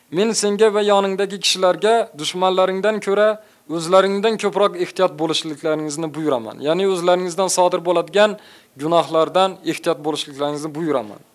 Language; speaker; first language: Uzbek; native; Uzbek